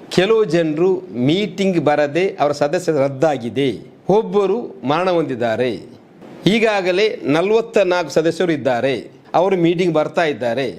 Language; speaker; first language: Kannada; non-native, local second language; Badaga